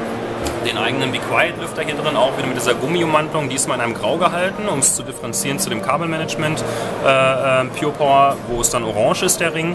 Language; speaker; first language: German; native; German